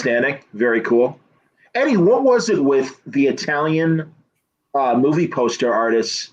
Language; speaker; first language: English; native; English